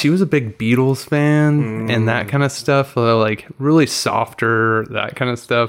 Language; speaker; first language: English; native; English